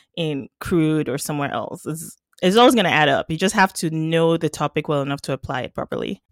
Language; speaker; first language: English; non-native, local second language; Yoruba